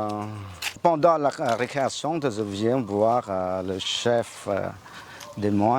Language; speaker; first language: French; non-native, fluent; Khmer